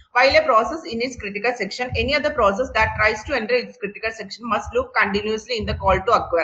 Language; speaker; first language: English; non-native, local second language; Malayalam